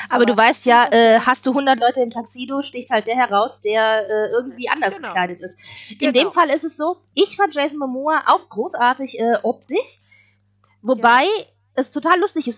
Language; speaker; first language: German; native; German